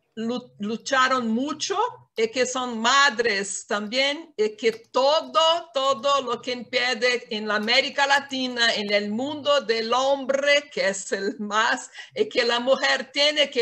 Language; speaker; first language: Spanish; non-native, fluent; Portuguese